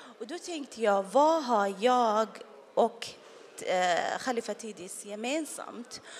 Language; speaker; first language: Swedish; non-native, fluent; Arabic